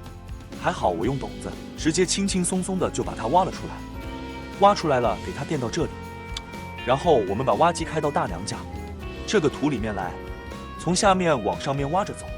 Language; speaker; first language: Chinese; native; Chinese